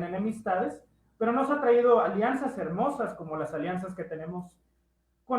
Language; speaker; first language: Spanish; native; Spanish